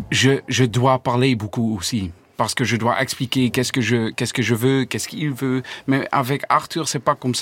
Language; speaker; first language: French; non-native, learner; Dutch